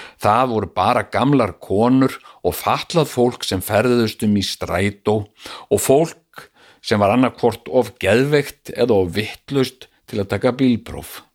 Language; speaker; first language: Icelandic; native; Icelandic